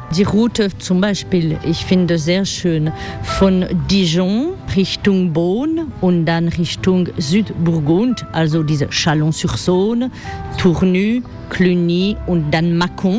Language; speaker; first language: German; non-native, fluent; French